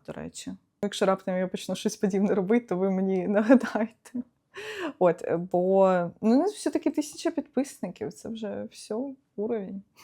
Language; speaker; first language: Ukrainian; non-native, local second language; Russian